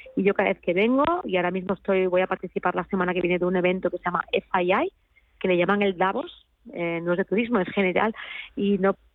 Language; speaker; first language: Spanish; native; Spanish